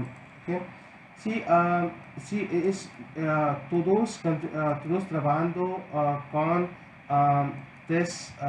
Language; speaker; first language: Spanish; non-native, learner; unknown